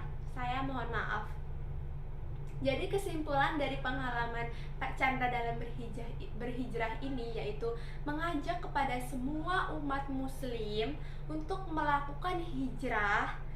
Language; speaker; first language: Indonesian; native; Indonesian